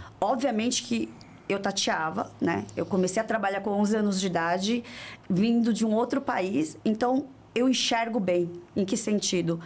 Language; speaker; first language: Portuguese; early bilingual, other home language; Korean